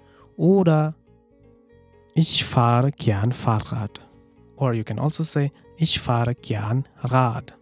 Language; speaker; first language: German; non-native, fluent; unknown